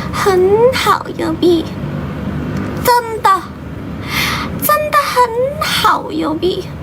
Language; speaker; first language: Chinese; non-native, learner; Thai